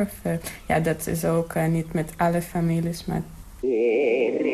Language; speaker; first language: Dutch; non-native, learner; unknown